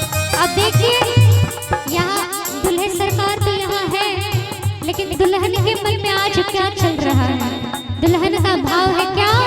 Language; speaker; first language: Hindi; non-native, local second language; Maithili